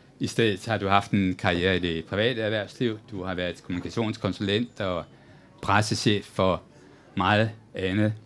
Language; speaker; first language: Danish; native; Danish